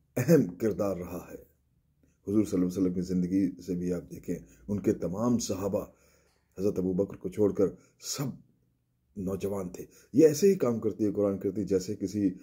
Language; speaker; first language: Urdu; native; Urdu